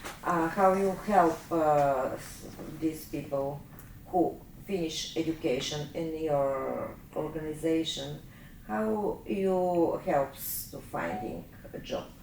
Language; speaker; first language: English; non-native, learner; Bulgarian